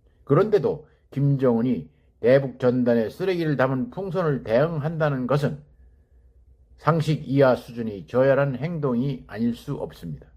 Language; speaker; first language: Korean; native; Korean